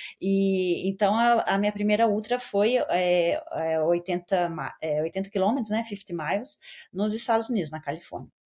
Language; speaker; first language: Portuguese; native; Portuguese